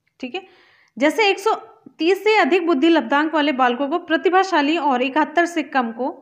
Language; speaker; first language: Hindi; native; Hindi